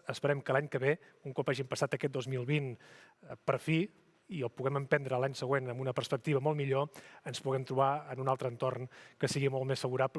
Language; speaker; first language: Catalan; native; Catalan